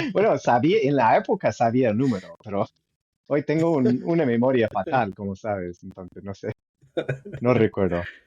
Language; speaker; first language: Spanish; non-native, fluent; English